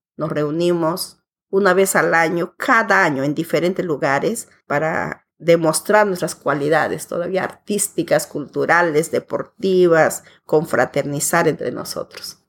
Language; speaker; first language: Spanish; native; Spanish